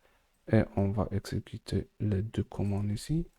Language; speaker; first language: French; non-native, learner; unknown